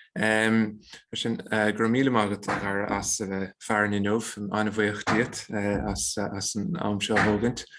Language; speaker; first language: Irish; native; Irish